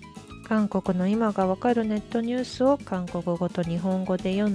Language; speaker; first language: Japanese; early bilingual, other home language; Korean